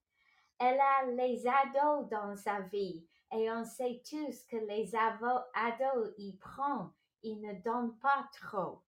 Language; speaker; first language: French; non-native, local second language; English